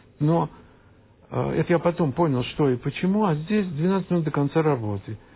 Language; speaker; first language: Russian; native; Russian